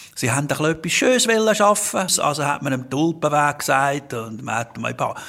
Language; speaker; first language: German; native; German